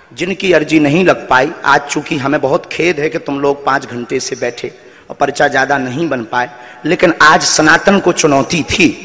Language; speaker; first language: Hindi; native; Hindi